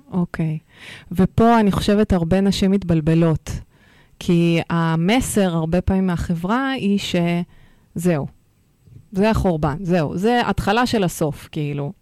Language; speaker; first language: Hebrew; native; Hebrew